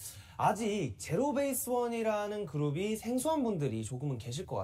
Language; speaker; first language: Korean; native; Korean